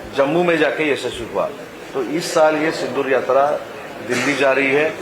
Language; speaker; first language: Hindi; non-native, local second language; Marathi